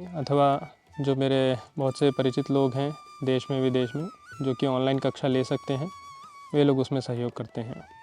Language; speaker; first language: Hindi; native; Hindi